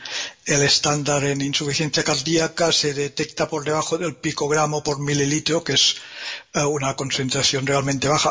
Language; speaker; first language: Spanish; native; Spanish